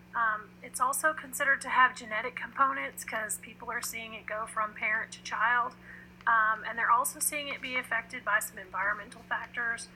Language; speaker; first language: English; native; English